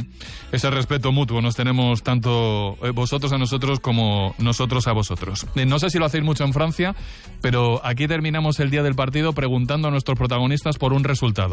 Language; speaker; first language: Spanish; native; Spanish